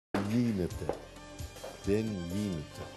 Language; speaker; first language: Greek; non-native, learner; Persian